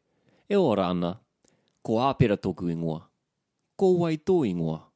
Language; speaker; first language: Māori; non-native, learner; English